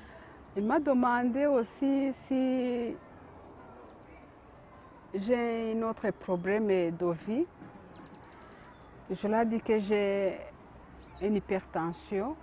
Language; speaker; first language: French; non-native, local second language; Kinyarwanda